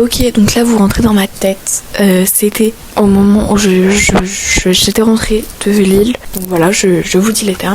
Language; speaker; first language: French; native; French